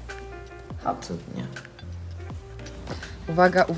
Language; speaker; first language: Polish; native; Polish